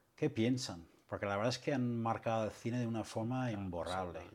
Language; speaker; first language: Spanish; non-native, fluent; English